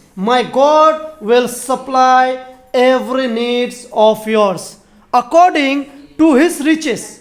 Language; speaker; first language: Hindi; non-native, local second language; Bangla